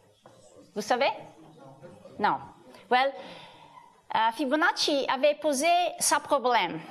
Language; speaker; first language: French; non-native, learner; Italian